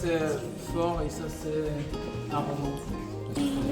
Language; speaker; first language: French; non-native, learner; Portuguese